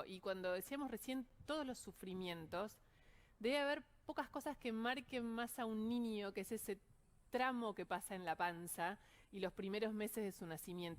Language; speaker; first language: Spanish; native; Spanish